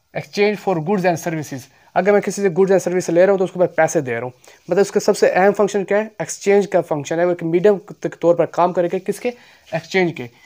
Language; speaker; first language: Urdu; non-native, local second language; Punjabi